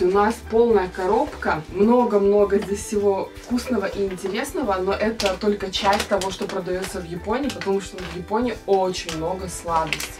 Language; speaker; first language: Russian; native; Russian